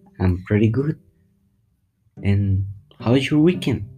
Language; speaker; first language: English; non-native, fluent; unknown